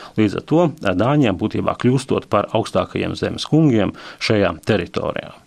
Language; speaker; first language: Latvian; native; Latvian